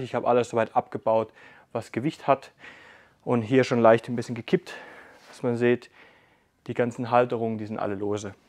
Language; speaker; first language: German; native; German